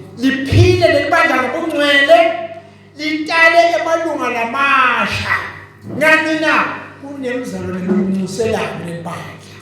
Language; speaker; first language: Zulu; non-native, local second language; Swati